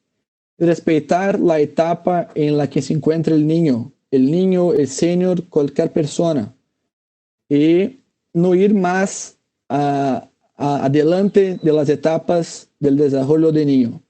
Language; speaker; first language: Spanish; non-native, fluent; Portuguese